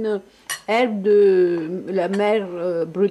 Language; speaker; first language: French; non-native, local second language; Russian